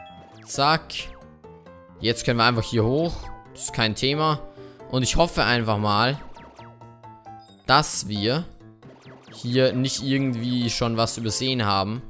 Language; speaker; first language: German; native; German